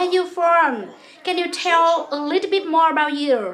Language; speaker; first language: English; non-native, local second language; Vietnamese